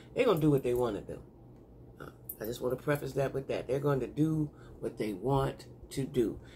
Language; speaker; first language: English; native; English